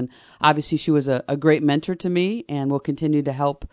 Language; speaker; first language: English; native; English